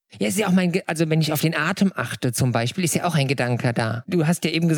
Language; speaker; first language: German; native; German